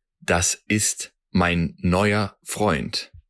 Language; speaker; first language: German; non-native, fluent; Russian